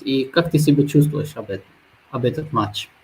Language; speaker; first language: Russian; non-native, learner; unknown